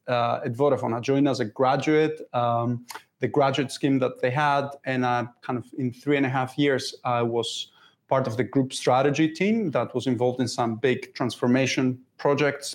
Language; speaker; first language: English; non-native, fluent; Greek